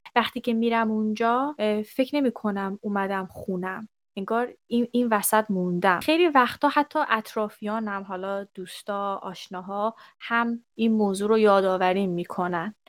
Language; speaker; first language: Persian; native; Persian